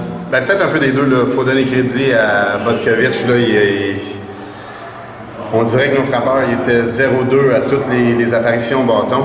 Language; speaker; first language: French; native; French